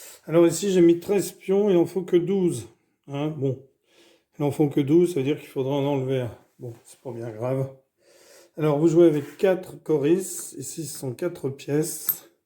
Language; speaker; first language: French; native; French